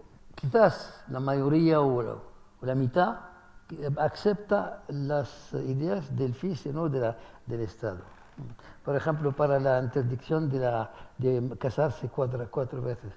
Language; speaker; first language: Spanish; non-native, fluent; Arabic